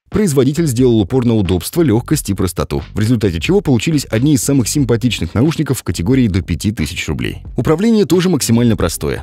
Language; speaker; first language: Russian; native; Russian